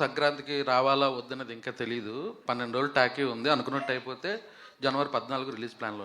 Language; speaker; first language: Telugu; native; Telugu